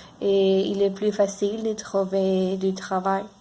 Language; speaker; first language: French; non-native, learner; Spanish